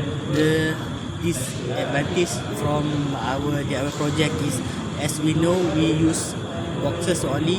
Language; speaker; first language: English; non-native, learner; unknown